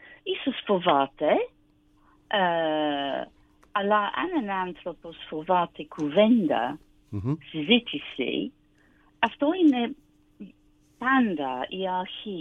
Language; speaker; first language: Greek; non-native, learner; English